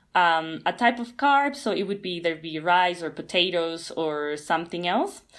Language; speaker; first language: English; non-native, fluent; Spanish